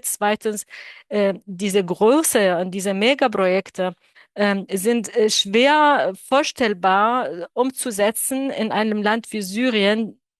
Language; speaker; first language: German; non-native, fluent; Arabic